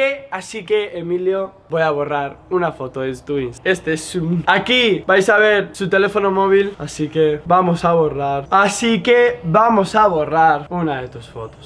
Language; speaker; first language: Spanish; native; Spanish